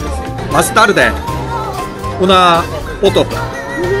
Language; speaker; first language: Spanish; non-native, learner; Korean